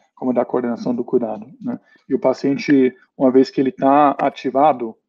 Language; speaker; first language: Portuguese; non-native, fluent; German